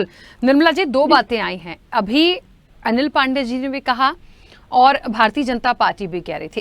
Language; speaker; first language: Hindi; native; Hindi